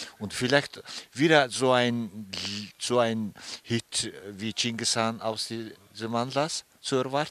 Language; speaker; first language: German; non-native, fluent; Mongolian